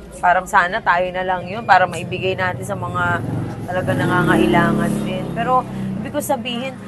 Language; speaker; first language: Filipino; native; Filipino